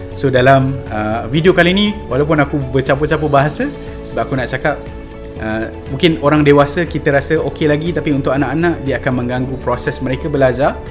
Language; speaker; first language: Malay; native; Malay